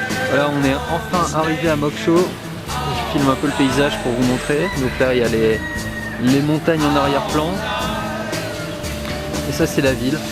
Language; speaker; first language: French; native; French